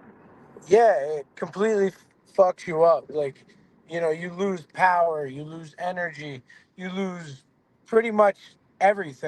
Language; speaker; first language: English; native; English